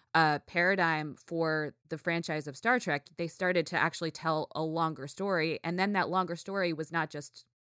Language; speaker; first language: English; native; English